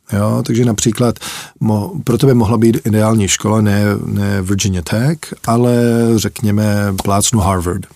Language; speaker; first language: Czech; early bilingual, heritage; Czech